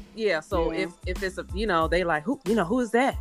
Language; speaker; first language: English; native; English